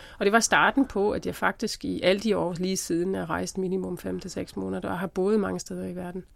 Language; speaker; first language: Danish; non-native, fluent; German